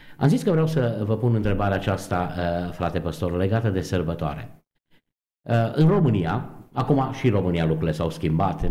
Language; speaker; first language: Romanian; native; Romanian